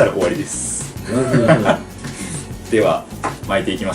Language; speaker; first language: Japanese; native; Japanese